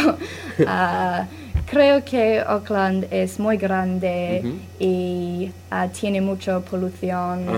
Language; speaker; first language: Spanish; non-native, learner; English